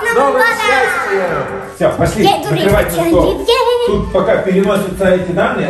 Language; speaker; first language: Russian; native; Russian